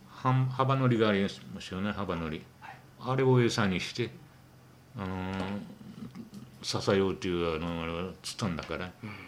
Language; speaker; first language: Japanese; native; Japanese